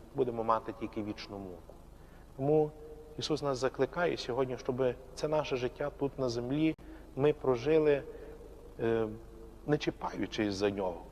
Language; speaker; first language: Ukrainian; native; Ukrainian